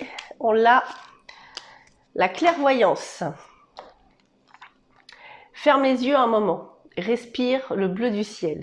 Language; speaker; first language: French; native; French